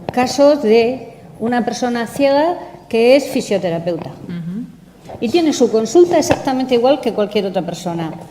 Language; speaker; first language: Spanish; native; Spanish